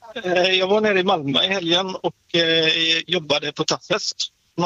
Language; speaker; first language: Swedish; native; Swedish